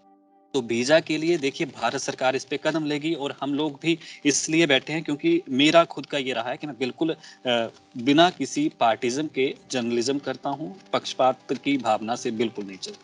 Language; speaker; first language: Hindi; native; Hindi